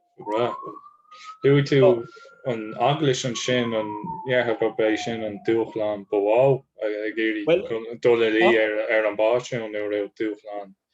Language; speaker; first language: Irish; non-native, local second language; English